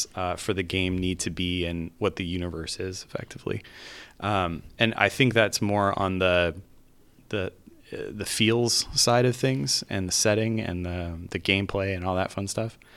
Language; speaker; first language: English; native; English